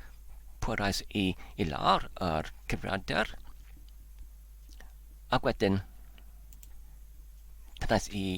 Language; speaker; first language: Welsh; non-native, learner; Polish